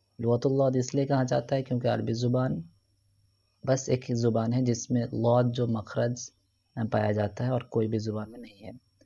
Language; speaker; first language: Urdu; non-native, local second language; Malayalam